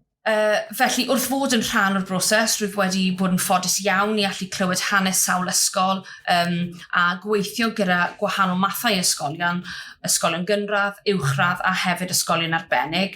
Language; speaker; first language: Welsh; native; Welsh